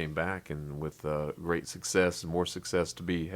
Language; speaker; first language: English; native; English